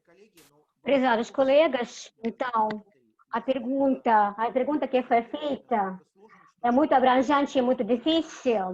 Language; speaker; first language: Portuguese; non-native, fluent; Russian